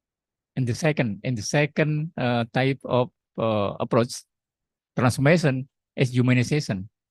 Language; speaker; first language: English; non-native, learner; Indonesian